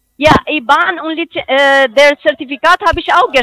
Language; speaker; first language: German; non-native, learner; Spanish